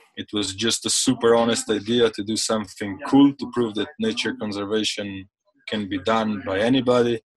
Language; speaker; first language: English; non-native, fluent; Slovenian